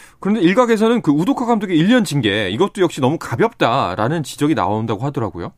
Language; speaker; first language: Korean; native; Korean